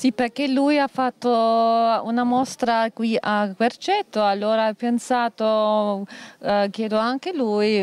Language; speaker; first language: Italian; non-native, fluent; German